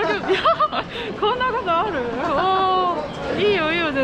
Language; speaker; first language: Japanese; non-native, fluent; Korean